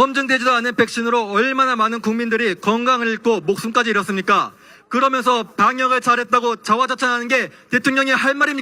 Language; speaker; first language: Korean; native; Korean